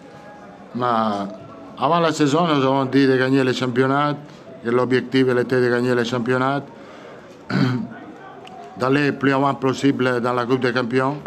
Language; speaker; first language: French; non-native, fluent; Italian